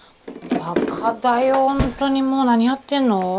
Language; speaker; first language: Japanese; native; Japanese